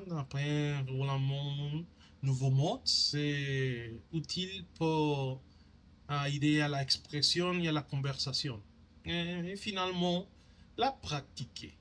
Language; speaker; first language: French; non-native, learner; Spanish